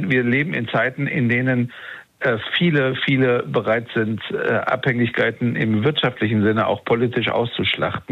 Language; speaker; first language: German; native; German